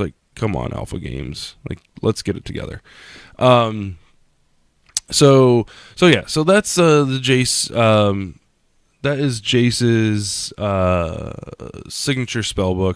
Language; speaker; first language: English; native; English